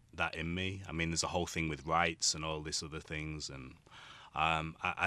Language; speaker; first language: English; native; English